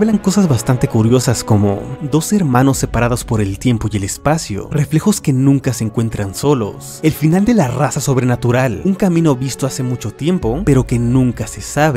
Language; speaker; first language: Spanish; native; Spanish